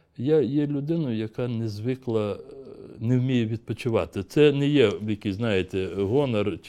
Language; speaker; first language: Ukrainian; non-native, local second language; Crimean Tatar